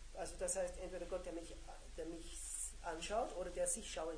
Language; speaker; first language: German; native; German